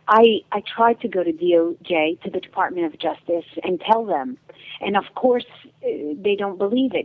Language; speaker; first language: English; native; English